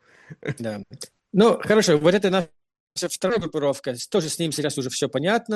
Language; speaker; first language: Russian; non-native, fluent; English